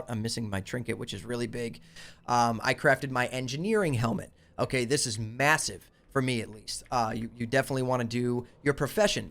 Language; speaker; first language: English; native; English